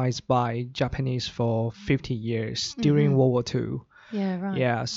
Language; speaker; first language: English; non-native, fluent; Chinese